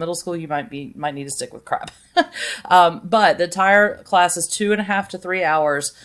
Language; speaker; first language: English; native; English